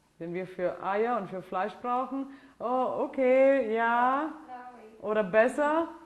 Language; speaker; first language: German; non-native, fluent; English